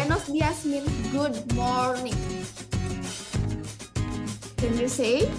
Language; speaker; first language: English; non-native, local second language; Indonesian